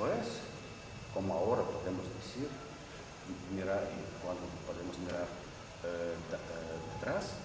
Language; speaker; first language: Spanish; non-native, learner; Russian